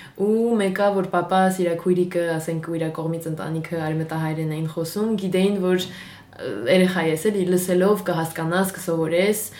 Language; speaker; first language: Armenian; early bilingual, heritage; Armenian